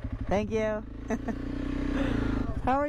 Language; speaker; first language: English; non-native, fluent; German